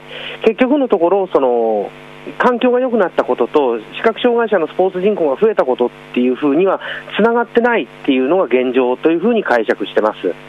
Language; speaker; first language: Japanese; native; Japanese